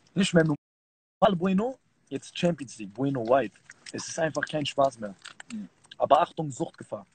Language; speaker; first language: German; early bilingual, other home language; Turkish